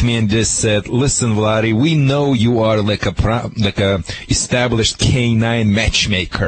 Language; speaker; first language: English; non-native, fluent; Romanian